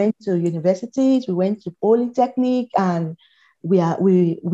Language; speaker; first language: English; non-native, local second language; Yoruba